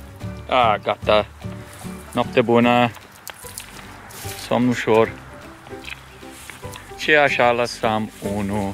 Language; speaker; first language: Romanian; early bilingual, heritage; Romanian